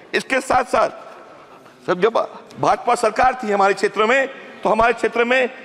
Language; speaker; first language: Hindi; native; Hindi